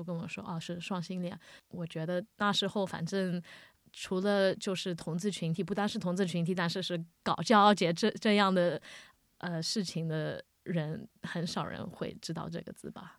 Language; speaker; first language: Chinese; early bilingual, heritage; Wu Chinese